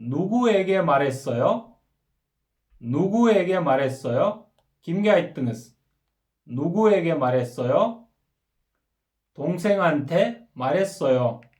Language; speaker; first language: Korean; non-native, fluent; Kyrgyz